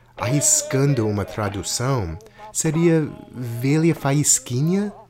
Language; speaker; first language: Portuguese; non-native, fluent; English